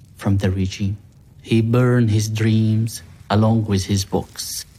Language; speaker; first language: English; non-native, fluent; Arabic